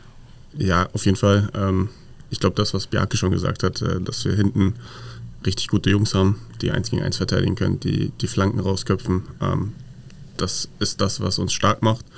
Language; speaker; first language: German; native; German